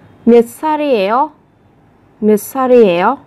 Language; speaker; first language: Korean; non-native, fluent; Vietnamese